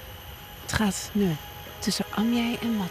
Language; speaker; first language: Dutch; native; Dutch